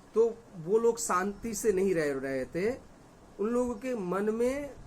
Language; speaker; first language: Hindi; non-native, local second language; Bangla